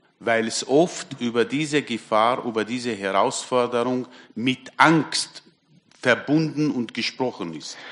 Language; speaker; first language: German; non-native, fluent; Armenian